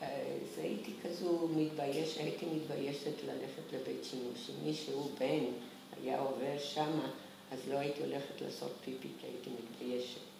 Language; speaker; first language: Hebrew; early bilingual, other home language; Romanian